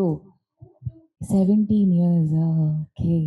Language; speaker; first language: Tamil; non-native, local second language; Malayalam